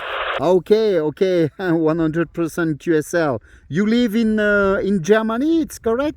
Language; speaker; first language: English; non-native, learner; French